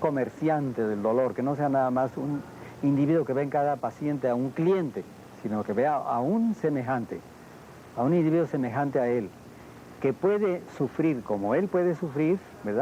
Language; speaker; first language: Spanish; native; Spanish